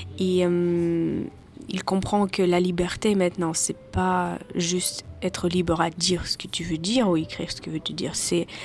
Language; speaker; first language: French; non-native, learner; Ukrainian